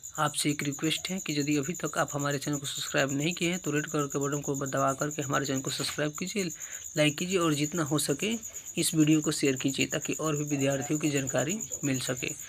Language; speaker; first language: Hindi; native; Hindi